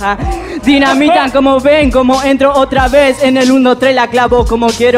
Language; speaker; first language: Spanish; native; Spanish